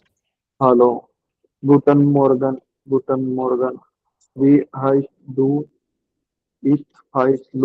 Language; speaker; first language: German; non-native, learner; Haryanvi